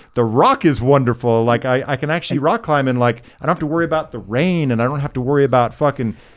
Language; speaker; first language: English; native; English